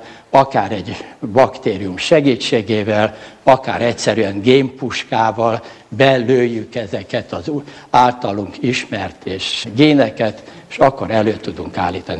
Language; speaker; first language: Hungarian; native; Hungarian